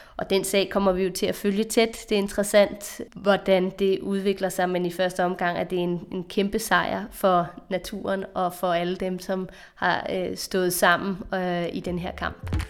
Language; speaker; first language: Danish; native; Danish